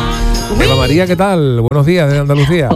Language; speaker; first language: Spanish; native; Spanish